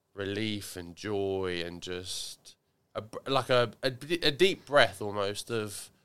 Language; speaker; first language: English; native; English